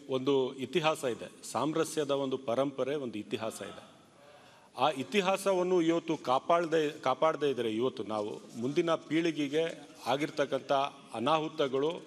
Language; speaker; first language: Kannada; non-native, local second language; Urdu